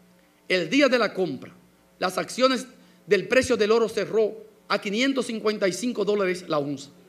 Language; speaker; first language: Spanish; native; Spanish